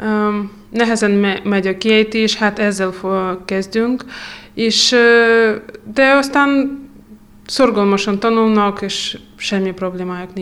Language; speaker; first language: Hungarian; non-native, fluent; Russian